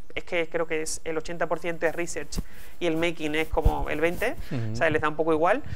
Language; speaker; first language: Spanish; native; Spanish